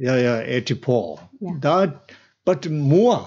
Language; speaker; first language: English; non-native, learner; Tibetan